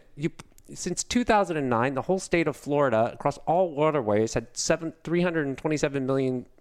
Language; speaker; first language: English; native; English